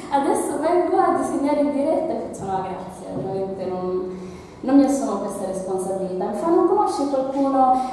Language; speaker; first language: Italian; early bilingual, other home language; Arabic